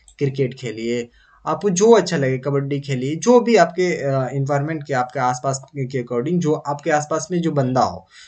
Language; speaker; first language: Hindi; native; Hindi